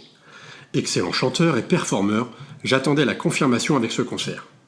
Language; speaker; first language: French; native; French